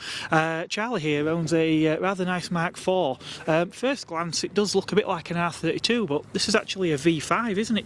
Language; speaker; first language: English; native; English